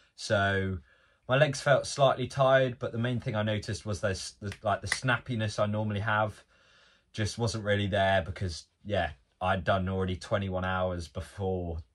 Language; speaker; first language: English; native; English